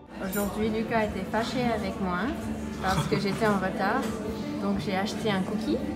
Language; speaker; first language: French; non-native, fluent; English